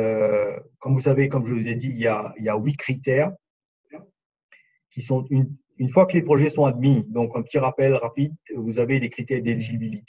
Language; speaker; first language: French; non-native, fluent; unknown